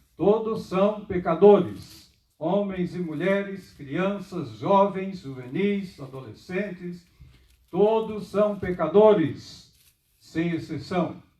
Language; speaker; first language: Portuguese; native; Portuguese